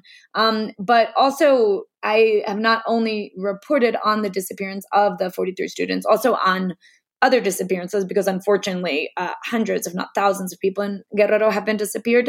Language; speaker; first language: English; native; English